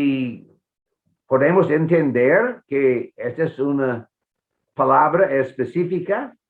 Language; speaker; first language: Spanish; non-native, fluent; English